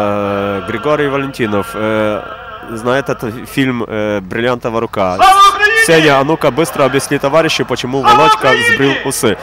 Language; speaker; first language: Ukrainian; native; Ukrainian